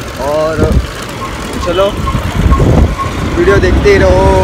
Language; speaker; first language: Hindi; non-native, local second language; Marathi